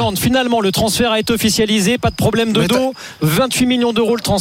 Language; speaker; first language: French; native; French